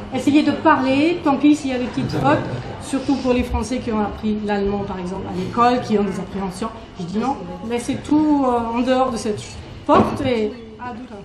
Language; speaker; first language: French; non-native, fluent; German